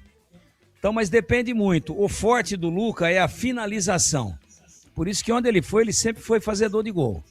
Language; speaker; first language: Portuguese; native; Portuguese